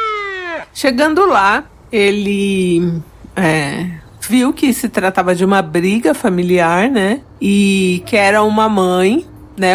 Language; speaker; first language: Portuguese; native; Portuguese